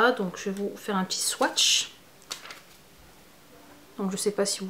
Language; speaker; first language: French; native; French